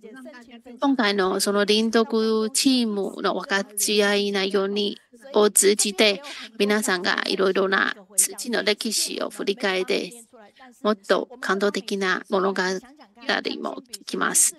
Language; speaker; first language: Japanese; non-native, fluent; Chinese